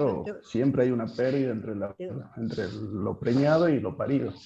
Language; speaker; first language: Spanish; native; Spanish